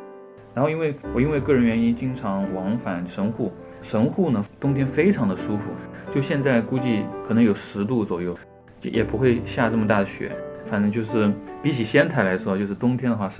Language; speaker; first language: Chinese; native; Chinese